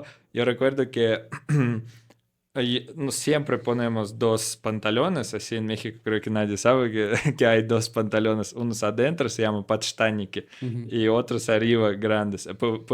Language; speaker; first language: Spanish; non-native, learner; Russian